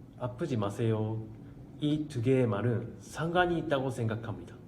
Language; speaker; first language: Korean; non-native, learner; Japanese